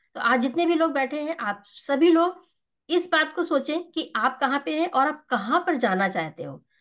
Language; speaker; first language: Hindi; native; Hindi